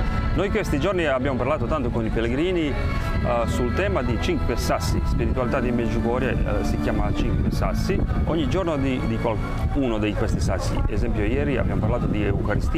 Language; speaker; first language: Italian; non-native, fluent; Croatian